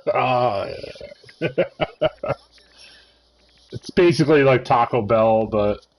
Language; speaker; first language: English; native; English